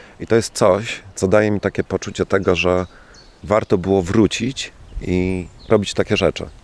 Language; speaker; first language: Polish; native; Polish